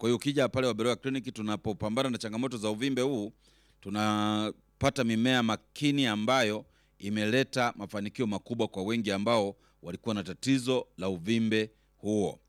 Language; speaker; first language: Swahili; native; Swahili